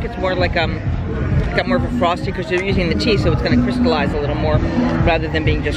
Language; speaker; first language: English; native; English